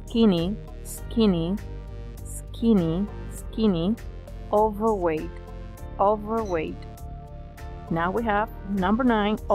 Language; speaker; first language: English; non-native, fluent; Spanish